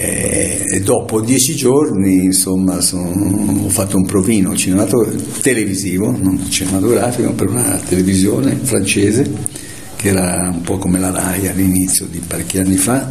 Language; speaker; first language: Italian; native; Italian